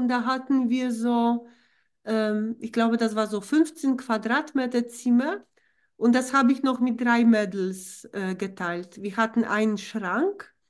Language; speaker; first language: German; non-native, fluent; Polish